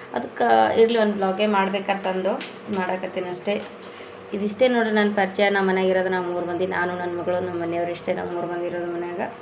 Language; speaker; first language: Kannada; native; Kannada